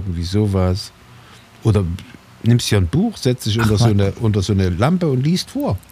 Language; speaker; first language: German; native; German